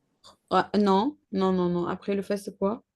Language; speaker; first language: French; non-native, learner; Arabic